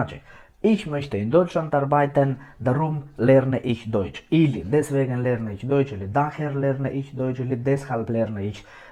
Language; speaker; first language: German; non-native, fluent; Macedonian